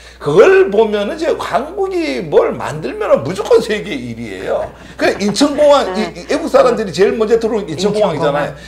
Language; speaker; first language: Korean; native; Korean